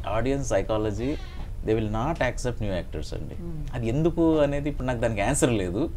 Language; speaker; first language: Telugu; native; Telugu